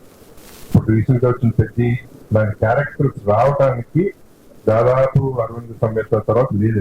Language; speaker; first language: Telugu; native; Telugu